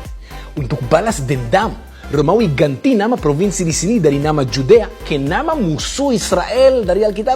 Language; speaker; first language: Indonesian; non-native, fluent; Hebrew